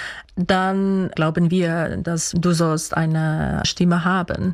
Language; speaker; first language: German; non-native, fluent; Dutch